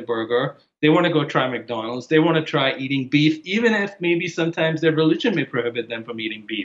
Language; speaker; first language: English; non-native, local second language; Hindi